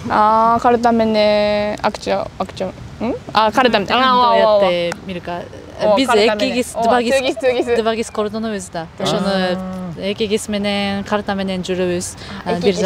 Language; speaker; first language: Kyrgyz; non-native, learner; Japanese